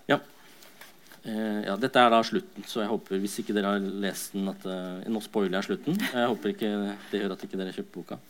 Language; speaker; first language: Norwegian; early bilingual, other home language; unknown